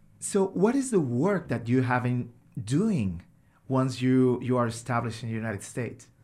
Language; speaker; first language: English; non-native, fluent; Spanish